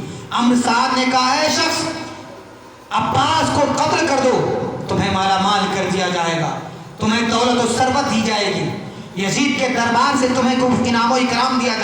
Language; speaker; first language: Urdu; native; Urdu